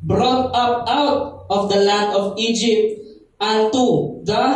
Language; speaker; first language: English; non-native, local second language; Filipino